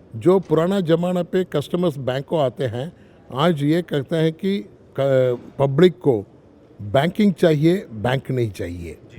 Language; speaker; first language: Hindi; non-native, local second language; Tamil